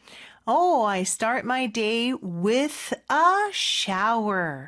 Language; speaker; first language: English; non-native, fluent; Korean